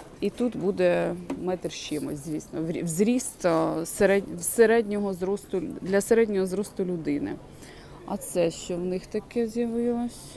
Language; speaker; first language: Ukrainian; non-native, local second language; Russian